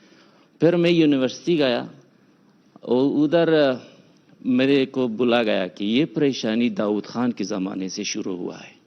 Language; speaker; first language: Hindi; non-native, fluent; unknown